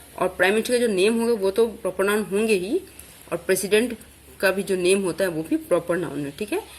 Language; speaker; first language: Hindi; native; Hindi